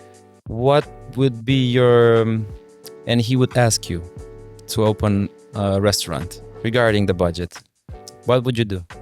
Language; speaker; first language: English; non-native, fluent; Romanian